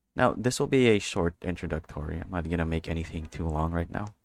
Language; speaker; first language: English; non-native, local second language; Filipino